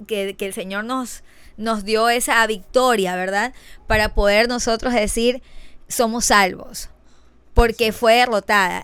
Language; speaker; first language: Spanish; native; Spanish